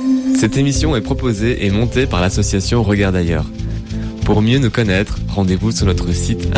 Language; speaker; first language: French; native; French